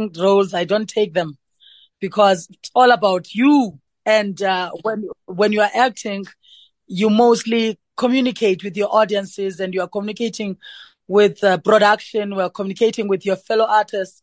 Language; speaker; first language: English; non-native, local second language; Xhosa